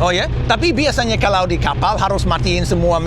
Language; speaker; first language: Indonesian; non-native, fluent; English